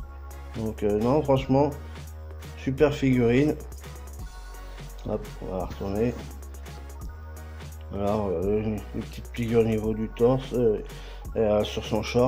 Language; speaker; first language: French; native; French